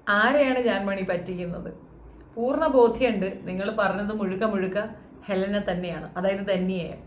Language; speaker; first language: Malayalam; native; Malayalam